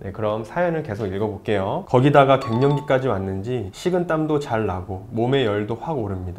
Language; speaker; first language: Korean; native; Korean